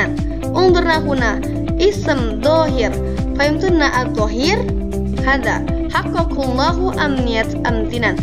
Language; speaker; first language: Arabic; non-native, learner; Indonesian